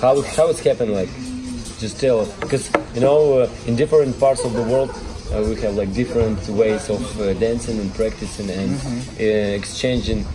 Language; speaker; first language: English; non-native, learner; Russian